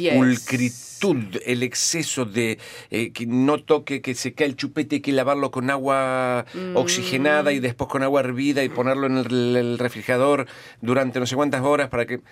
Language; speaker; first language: Spanish; native; Spanish